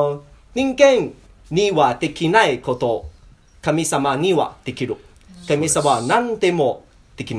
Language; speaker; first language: Japanese; non-native, learner; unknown